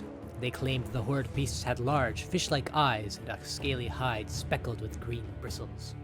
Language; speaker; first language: English; native; English